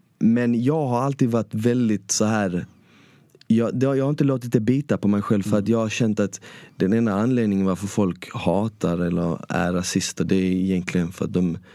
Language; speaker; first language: Swedish; early bilingual, other home language; Bosnian